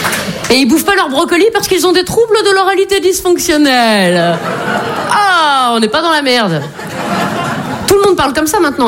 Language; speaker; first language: French; native; French